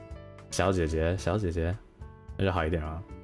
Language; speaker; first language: Chinese; non-native, learner; English